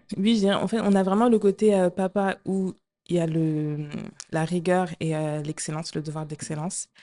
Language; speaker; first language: French; native; French